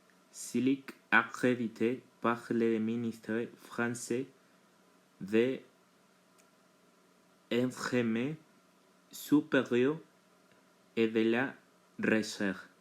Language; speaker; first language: French; non-native, learner; Spanish